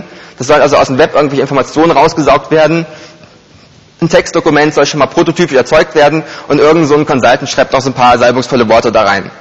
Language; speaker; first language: German; native; German